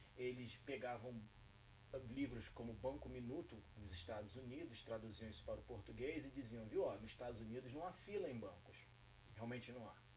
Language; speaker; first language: Portuguese; native; Portuguese